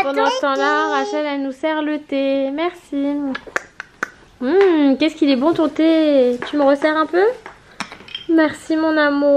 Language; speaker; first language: French; native; French